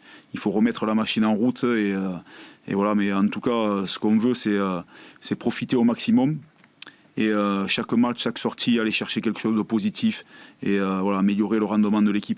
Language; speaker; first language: French; native; French